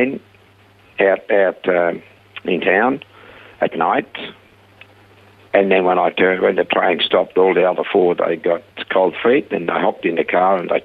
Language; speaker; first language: English; non-native, fluent; Swiss German